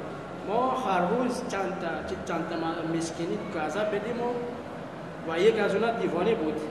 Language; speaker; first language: Persian; non-native, learner; Malagasy